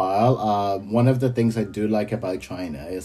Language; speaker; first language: English; non-native, local second language; Yoruba